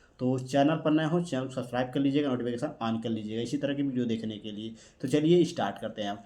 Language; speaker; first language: Hindi; native; Hindi